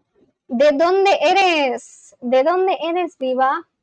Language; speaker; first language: Spanish; non-native, learner; English